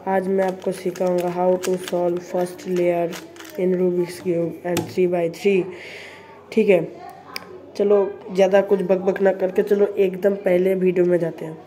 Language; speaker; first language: Hindi; non-native, local second language; Bangla